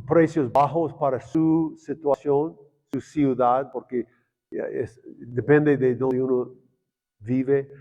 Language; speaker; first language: Spanish; non-native, fluent; English